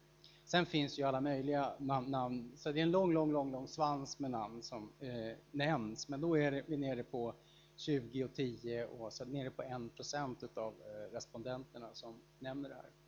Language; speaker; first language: Swedish; native; Swedish